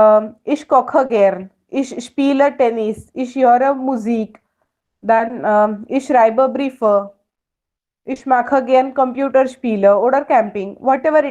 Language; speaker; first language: German; non-native, fluent; Hindi